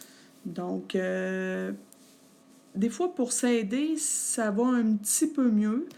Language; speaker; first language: French; native; French